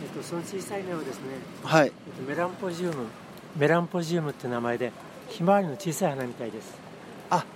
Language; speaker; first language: Japanese; native; Japanese